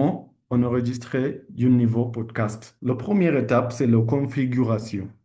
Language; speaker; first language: French; non-native, learner; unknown